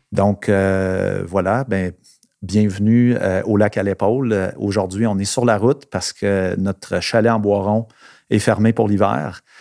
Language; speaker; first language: French; native; French